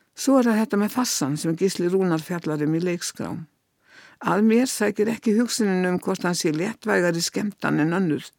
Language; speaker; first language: Icelandic; native; Icelandic